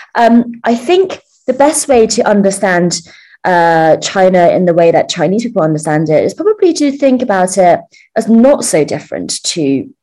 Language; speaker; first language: English; early bilingual, other home language; Chinese